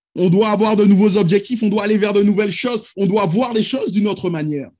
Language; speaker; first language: French; native; French